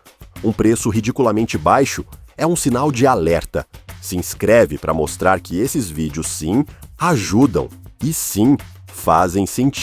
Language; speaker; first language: Portuguese; native; Portuguese